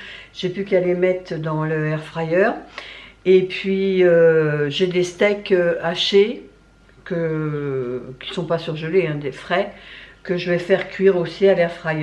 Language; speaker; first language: French; native; French